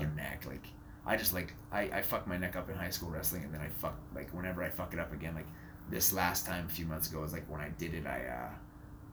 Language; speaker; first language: English; native; English